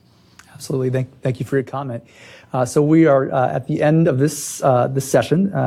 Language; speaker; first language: English; native; English